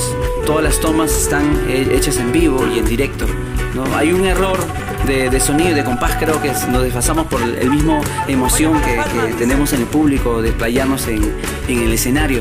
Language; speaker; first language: Spanish; native; Spanish